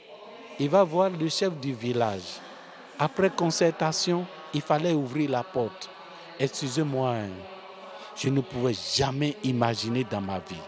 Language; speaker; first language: French; non-native, local second language; Fon